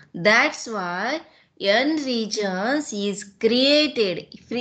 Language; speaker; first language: English; non-native, local second language; Marathi